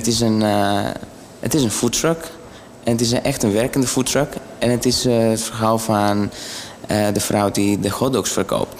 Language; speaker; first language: Dutch; non-native, fluent; Greek